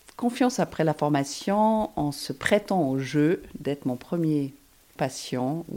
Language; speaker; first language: French; non-native, fluent; German